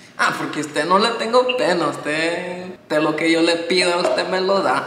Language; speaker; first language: Spanish; early bilingual, heritage; Spanish